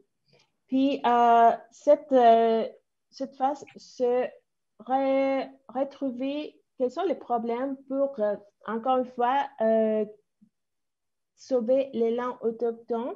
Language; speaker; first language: French; non-native, fluent; Spanish